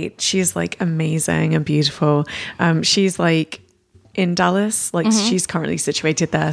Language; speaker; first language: English; native; English